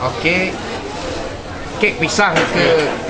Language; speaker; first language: Indonesian; non-native, local second language; Chinese